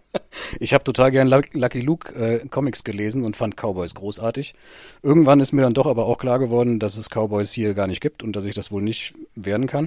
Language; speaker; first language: German; native; German